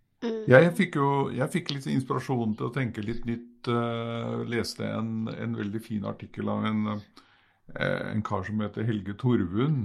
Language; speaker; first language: Norwegian; native; Norwegian